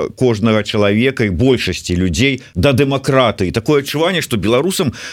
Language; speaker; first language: Belarusian; native; Belarusian